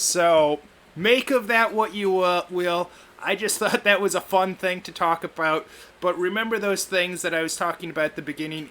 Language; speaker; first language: English; native; English